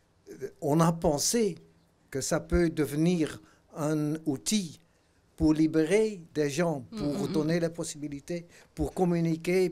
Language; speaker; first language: French; non-native, fluent; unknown